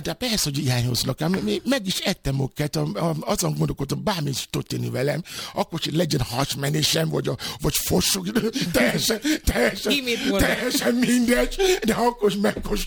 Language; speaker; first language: Hungarian; non-native, fluent; Yoruba